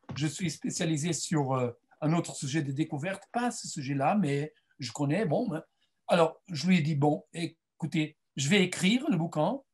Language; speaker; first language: French; non-native, fluent; Portuguese